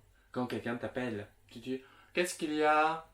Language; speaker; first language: French; non-native, fluent; Chinese